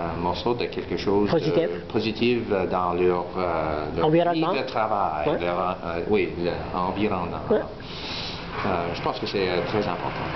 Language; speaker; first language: French; non-native, learner; English